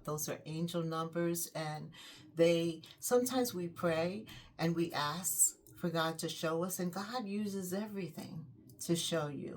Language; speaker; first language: English; native; English